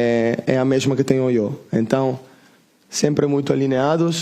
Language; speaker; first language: Portuguese; non-native, learner; Italian